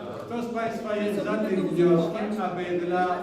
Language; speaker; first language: Polish; native; Polish